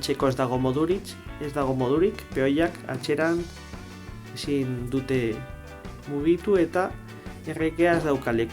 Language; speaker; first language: Basque; non-native, local second language; Spanish